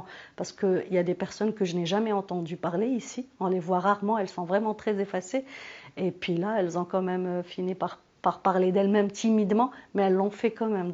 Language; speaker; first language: French; native; French